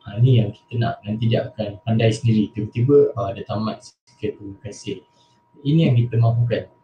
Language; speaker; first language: Malay; native; Malay